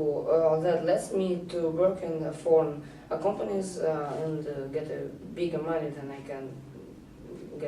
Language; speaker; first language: English; non-native, learner; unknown